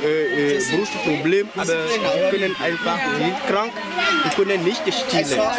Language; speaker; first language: German; non-native, fluent; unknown